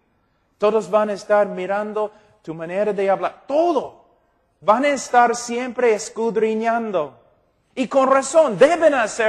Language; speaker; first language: Spanish; non-native, fluent; English